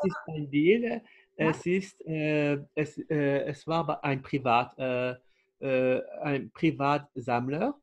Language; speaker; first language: German; non-native, fluent; French